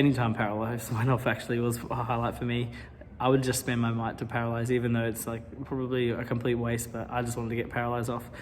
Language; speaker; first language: English; native; English